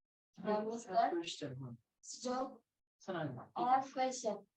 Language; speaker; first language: English; non-native, learner; Indonesian